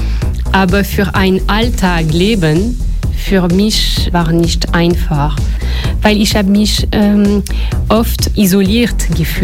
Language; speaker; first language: German; non-native, learner; French